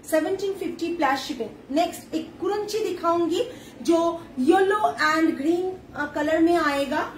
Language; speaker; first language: Hindi; non-native, local second language; Bangla